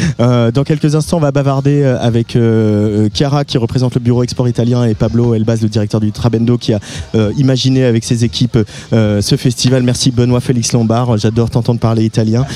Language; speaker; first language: French; native; French